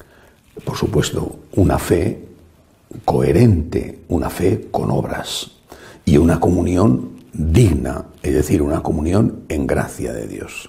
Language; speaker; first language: Spanish; native; Spanish